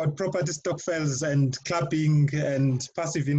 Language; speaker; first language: English; non-native, local second language; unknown